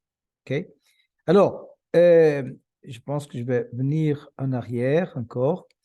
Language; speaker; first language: French; non-native, fluent; Portuguese